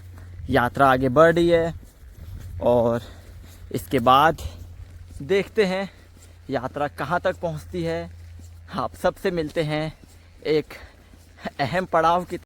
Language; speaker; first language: Hindi; native; Hindi